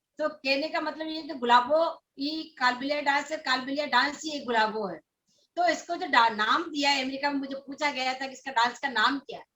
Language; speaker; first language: Hindi; non-native, local second language; Rajasthani